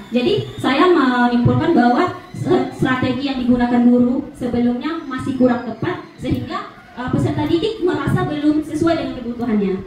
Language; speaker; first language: Indonesian; native; Indonesian